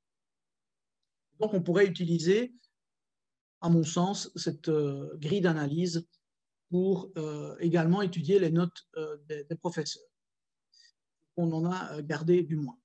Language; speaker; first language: French; native; French